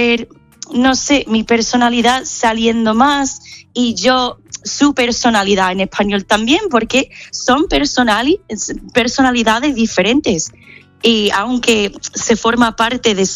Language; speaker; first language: Spanish; non-native, fluent; English